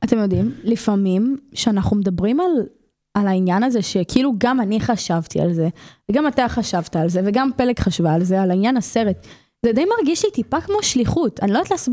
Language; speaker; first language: Hebrew; native; Hebrew